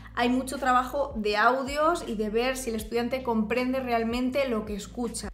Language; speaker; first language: Spanish; native; Spanish